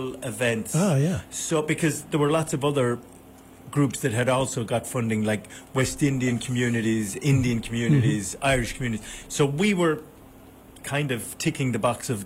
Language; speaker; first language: English; native; English